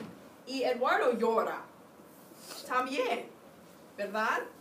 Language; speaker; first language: Spanish; non-native, fluent; English